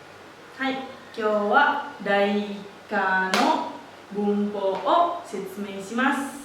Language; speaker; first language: Japanese; non-native, fluent; Indonesian